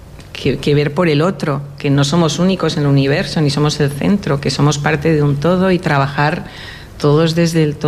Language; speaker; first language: Spanish; native; Spanish